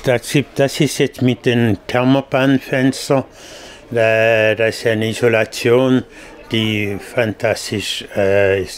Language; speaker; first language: German; non-native, fluent; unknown